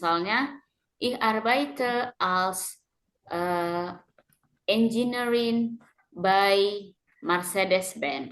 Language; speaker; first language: German; non-native, fluent; Indonesian